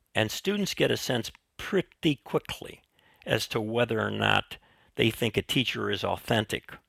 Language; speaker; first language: English; native; English